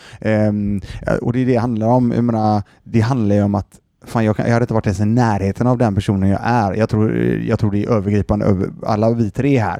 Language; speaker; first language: Swedish; native; Swedish